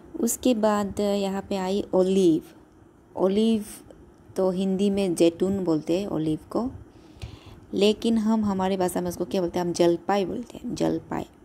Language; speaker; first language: Hindi; non-native, local second language; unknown